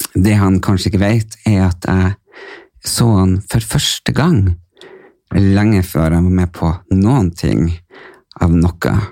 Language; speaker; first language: Norwegian; native; Norwegian